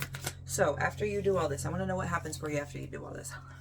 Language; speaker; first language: English; native; English